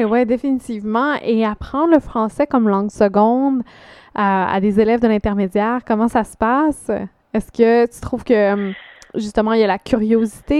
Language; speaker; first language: French; native; French